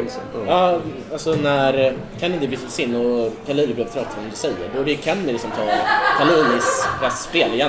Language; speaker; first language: Swedish; native; Swedish